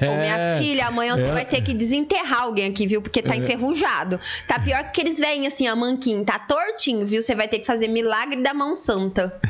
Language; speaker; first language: Portuguese; native; Portuguese